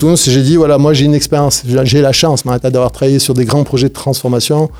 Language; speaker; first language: French; native; French